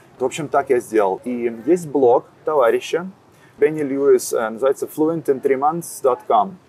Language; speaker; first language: Russian; native; Russian